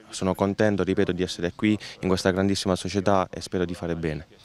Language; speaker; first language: Italian; native; Italian